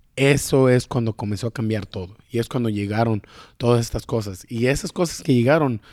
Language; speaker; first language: Spanish; early bilingual, heritage; Spanish